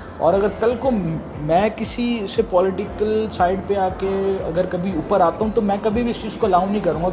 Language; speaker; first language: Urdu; native; Urdu